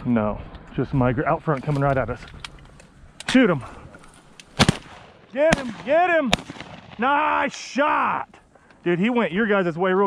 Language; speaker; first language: English; native; English